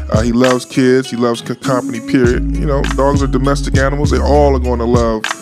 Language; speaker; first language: English; native; English